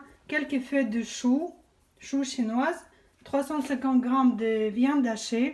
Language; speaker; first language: French; non-native, fluent; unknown